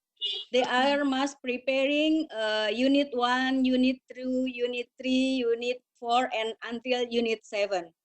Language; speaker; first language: English; non-native, learner; Indonesian